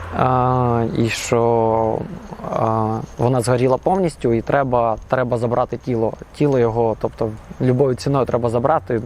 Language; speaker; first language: Ukrainian; native; Ukrainian